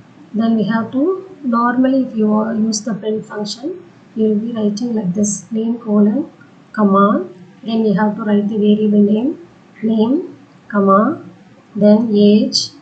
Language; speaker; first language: English; non-native, local second language; Tamil